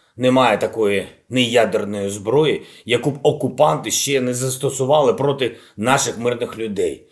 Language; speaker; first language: Ukrainian; non-native, local second language; Russian